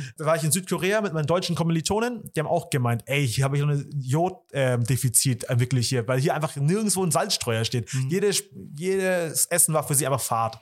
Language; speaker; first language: German; early bilingual, other home language; Vietnamese